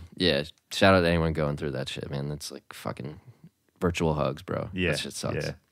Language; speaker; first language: English; native; English